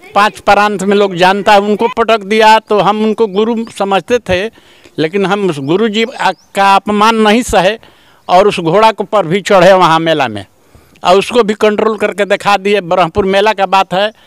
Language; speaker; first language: Hindi; native; Hindi